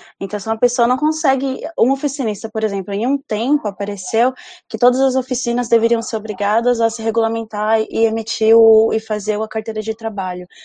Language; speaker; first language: Portuguese; early bilingual, other home language; Spanish